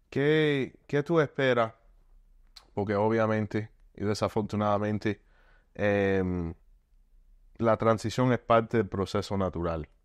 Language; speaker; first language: Spanish; early bilingual, heritage; Spanish